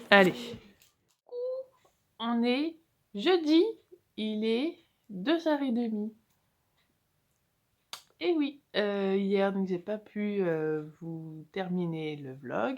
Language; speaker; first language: French; native; French